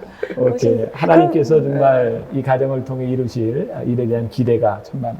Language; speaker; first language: Korean; native; Korean